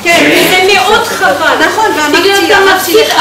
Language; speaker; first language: Hebrew; non-native, learner; French